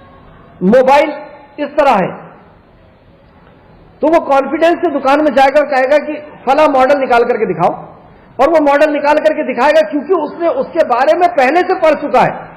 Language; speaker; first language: Urdu; native; Urdu